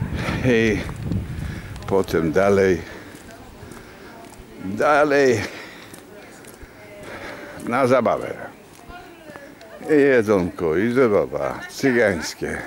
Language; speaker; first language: Polish; native; Polish